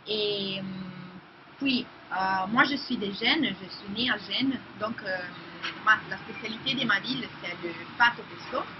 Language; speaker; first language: French; non-native, learner; Italian